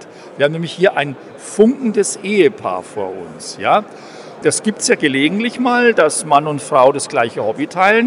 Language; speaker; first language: German; native; German